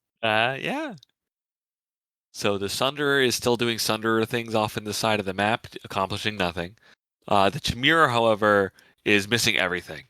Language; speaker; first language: English; native; English